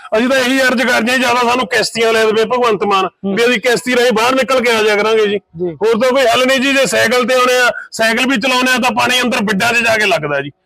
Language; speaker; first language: Punjabi; native; Punjabi